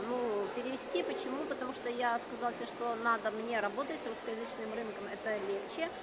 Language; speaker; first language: Russian; non-native, local second language; Ukrainian